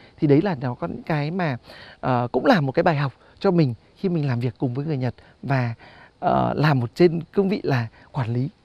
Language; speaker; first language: Vietnamese; native; Vietnamese